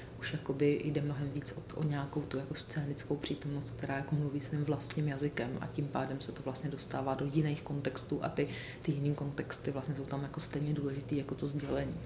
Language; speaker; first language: Czech; native; Czech